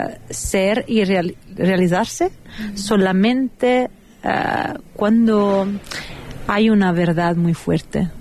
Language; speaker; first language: Spanish; non-native, fluent; Italian